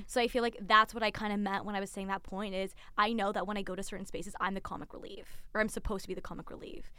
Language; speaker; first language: English; early bilingual, other home language; Tigrinya